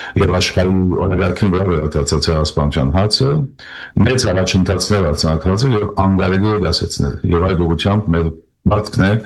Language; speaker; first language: Armenian; early bilingual, heritage; Armenian